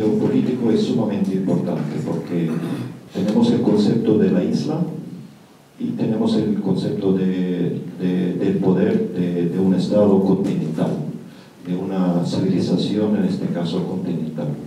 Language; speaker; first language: Spanish; non-native, fluent; Russian